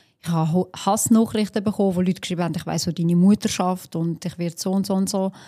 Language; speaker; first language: German; early bilingual, other home language; Albanian